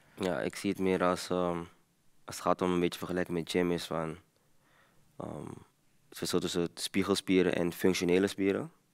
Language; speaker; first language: Dutch; early bilingual, other home language; Papiamento